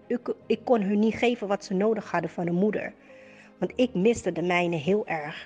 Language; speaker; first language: Dutch; native; Dutch